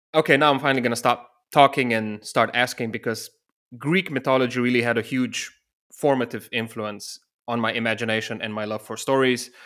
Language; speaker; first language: English; non-native, fluent; Slovenian